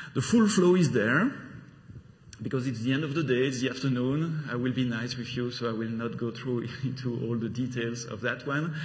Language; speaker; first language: English; non-native, fluent; French